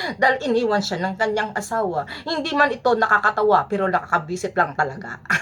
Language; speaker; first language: Filipino; native; Filipino